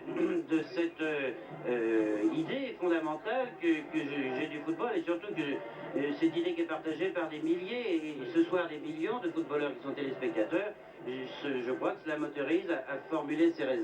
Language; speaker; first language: French; native; French